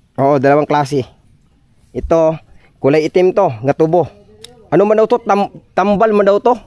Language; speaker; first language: Filipino; non-native, local second language; Cebuano